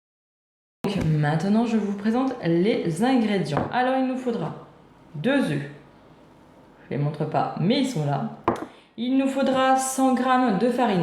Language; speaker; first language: French; native; French